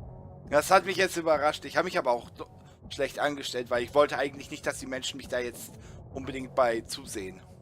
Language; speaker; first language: German; native; German